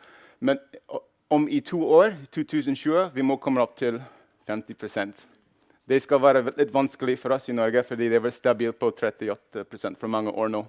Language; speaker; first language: Norwegian; non-native, fluent; English